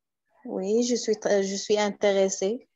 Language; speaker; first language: French; non-native, learner; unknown